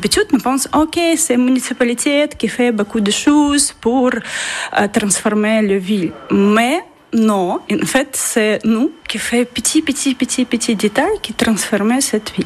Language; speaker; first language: French; non-native, learner; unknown